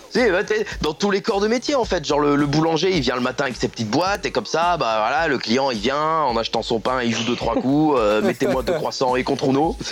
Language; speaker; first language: French; native; French